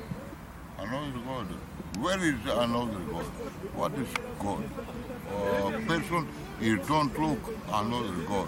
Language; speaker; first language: English; non-native, learner; Romany